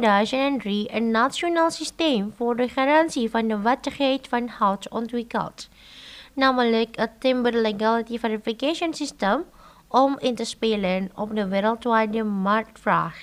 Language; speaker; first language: Dutch; non-native, fluent; Indonesian